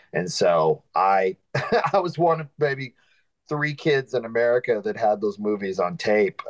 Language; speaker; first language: English; native; English